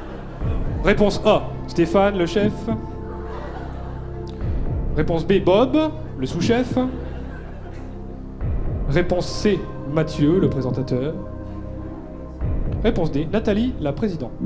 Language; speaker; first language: French; native; French